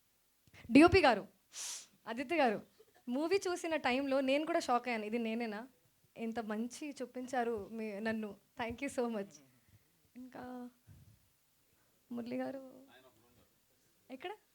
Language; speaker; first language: Telugu; non-native, local second language; Hindi